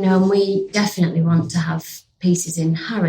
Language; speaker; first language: English; native; English